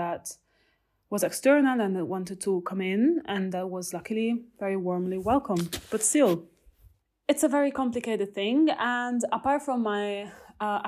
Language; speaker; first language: English; non-native, fluent; Italian